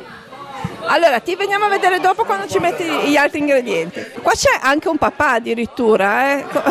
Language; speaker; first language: Italian; native; Italian